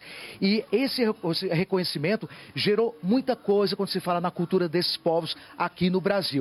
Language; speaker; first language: Portuguese; native; Portuguese